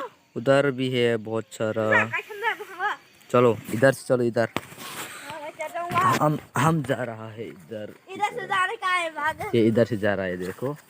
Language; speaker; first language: Hindi; non-native, local second language; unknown